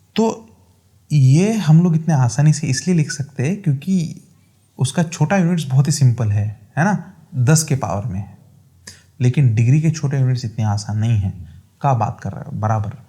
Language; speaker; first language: Hindi; non-native, local second language; Marathi